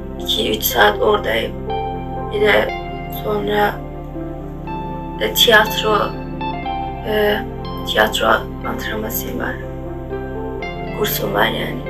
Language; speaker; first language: Turkish; non-native, learner; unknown